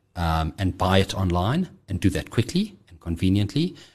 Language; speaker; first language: English; native; English